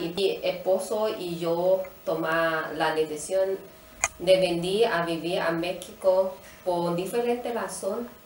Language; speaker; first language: Spanish; non-native, learner; Chinese